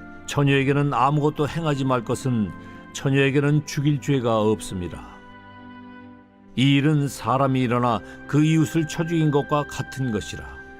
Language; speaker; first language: Korean; native; Korean